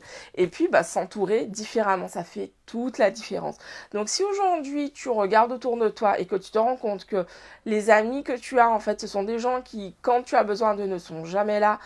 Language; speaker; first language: French; native; French